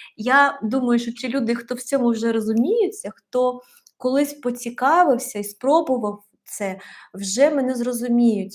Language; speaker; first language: Ukrainian; native; Ukrainian